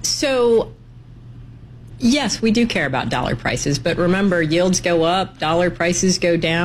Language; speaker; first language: English; native; English